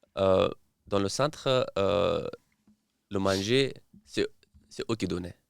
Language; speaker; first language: French; non-native, learner; Persian